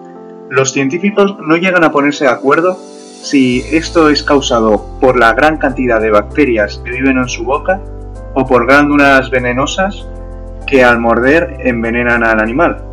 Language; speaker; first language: Spanish; native; Spanish